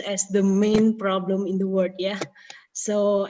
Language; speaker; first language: English; non-native, fluent; Indonesian